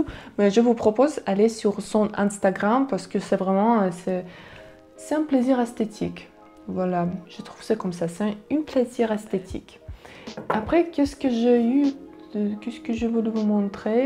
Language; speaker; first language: French; non-native, learner; Russian